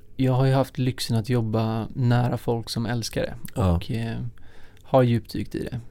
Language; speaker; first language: Swedish; native; Swedish